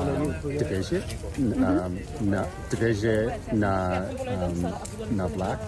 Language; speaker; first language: Czech; non-native, learner; English